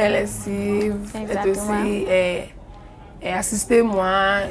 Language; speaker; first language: French; non-native, learner; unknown